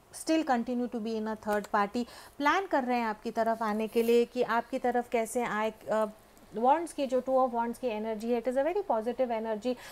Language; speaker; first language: Hindi; native; Hindi